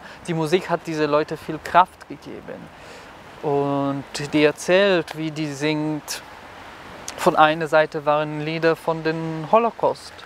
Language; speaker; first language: German; non-native, fluent; Hebrew